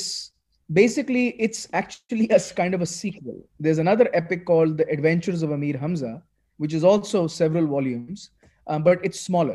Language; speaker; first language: English; non-native, local second language; Urdu